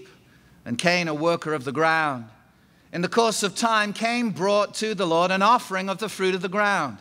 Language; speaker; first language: English; native; English